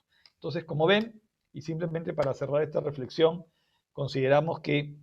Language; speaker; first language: Spanish; native; Spanish